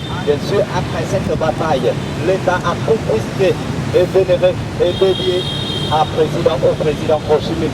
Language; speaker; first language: French; non-native, fluent; Vietnamese